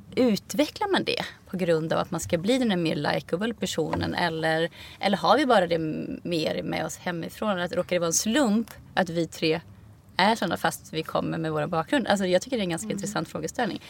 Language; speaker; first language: Swedish; early bilingual, other home language; Icelandic